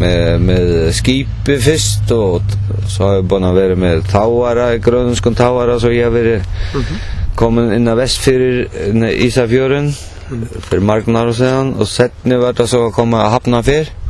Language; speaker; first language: Icelandic; non-native, learner; Faroese